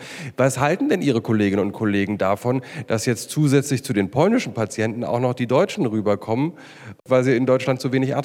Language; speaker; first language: German; native; German